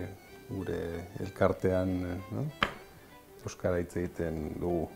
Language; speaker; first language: Basque; non-native, local second language; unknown